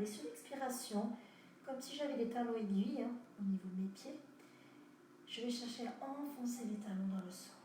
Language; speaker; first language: French; native; French